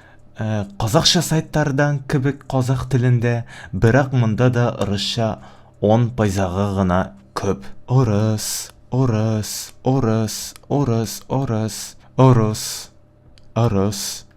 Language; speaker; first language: Kazakh; non-native, learner; Tatar